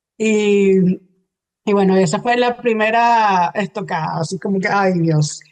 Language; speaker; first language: Spanish; native; Spanish